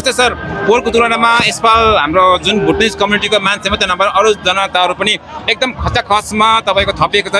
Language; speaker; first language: Nepali; native; Nepali